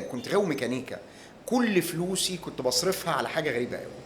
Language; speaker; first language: Arabic; native; Arabic